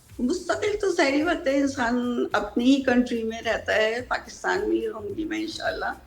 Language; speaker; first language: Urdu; native; Urdu